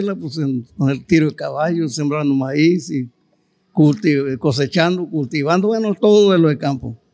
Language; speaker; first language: Spanish; native; Spanish